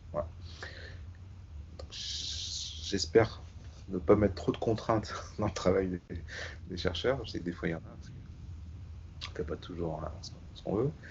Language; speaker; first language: French; native; French